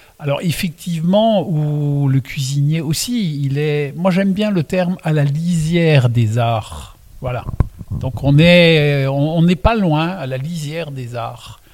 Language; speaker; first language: French; non-native, local second language; Swiss German